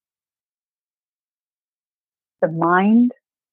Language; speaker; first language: English; non-native, fluent; Greek